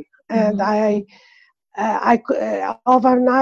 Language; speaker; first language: English; non-native, learner; Arabic